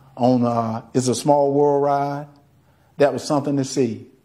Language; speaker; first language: English; native; English